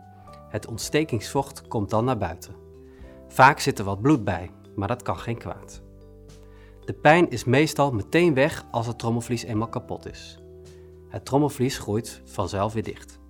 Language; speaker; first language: Dutch; native; Dutch